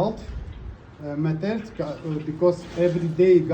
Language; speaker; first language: English; non-native, learner; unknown